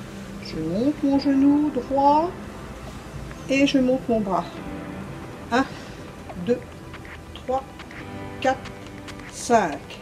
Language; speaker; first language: French; native; French